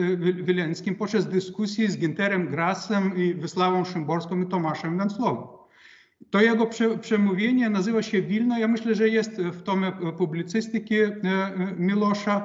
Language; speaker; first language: Polish; non-native, fluent; Lithuanian